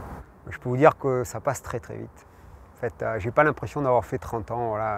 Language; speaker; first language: French; native; French